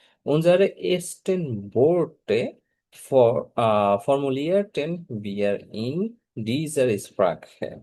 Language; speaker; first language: German; non-native, fluent; Bangla